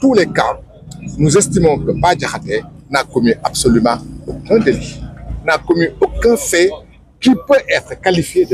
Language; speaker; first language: French; non-native, local second language; Wolof